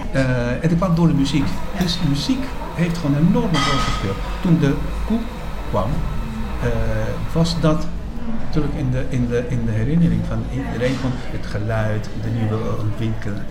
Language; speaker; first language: Dutch; non-native, fluent; Spanish